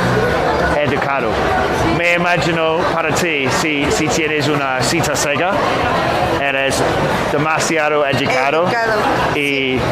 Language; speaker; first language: Spanish; non-native, learner; English